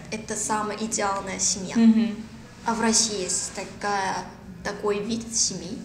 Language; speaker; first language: Russian; non-native, learner; Korean